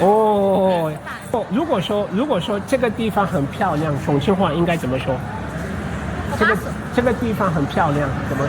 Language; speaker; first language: Chinese; non-native, fluent; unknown